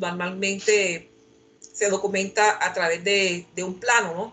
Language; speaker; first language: Spanish; native; Spanish